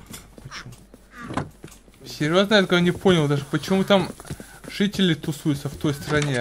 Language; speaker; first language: Russian; native; Russian